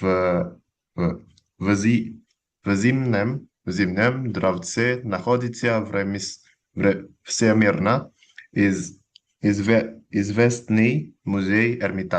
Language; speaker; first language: Russian; non-native, learner; Indonesian